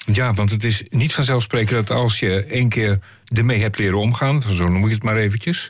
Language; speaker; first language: Dutch; native; Dutch